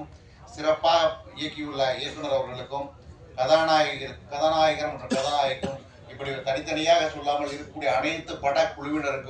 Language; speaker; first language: Tamil; native; Tamil